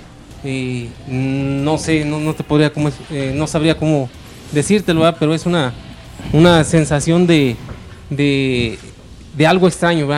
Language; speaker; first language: Spanish; native; Spanish